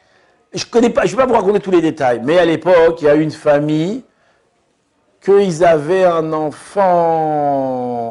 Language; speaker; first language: French; native; French